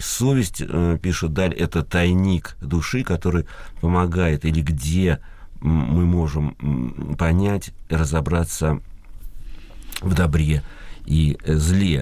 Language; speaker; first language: Russian; native; Russian